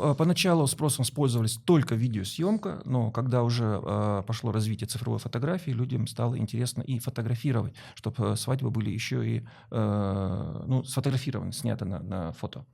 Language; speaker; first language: Russian; native; Russian